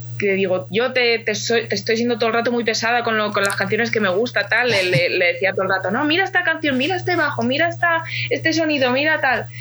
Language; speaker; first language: Spanish; early bilingual, other home language; Ukrainian